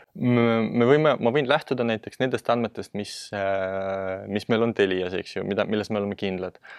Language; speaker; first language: Estonian; non-native, local second language; Russian